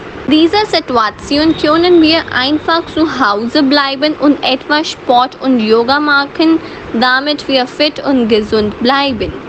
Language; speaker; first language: German; non-native, fluent; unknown